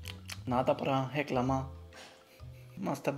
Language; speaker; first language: Portuguese; non-native, learner; German